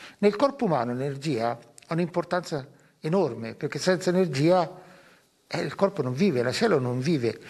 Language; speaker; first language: Italian; native; Italian